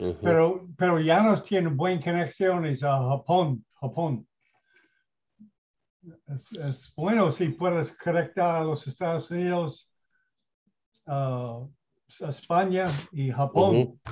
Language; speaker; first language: Spanish; non-native, fluent; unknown